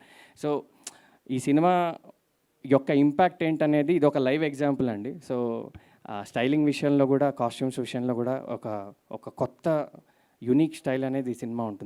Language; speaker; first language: Telugu; native; Telugu